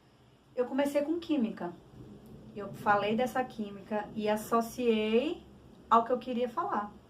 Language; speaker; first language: Portuguese; native; Portuguese